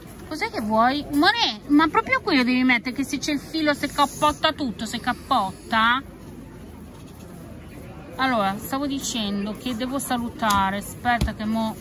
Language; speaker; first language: Italian; native; Italian